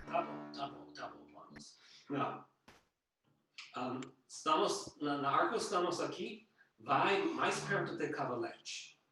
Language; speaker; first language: Portuguese; non-native, learner; English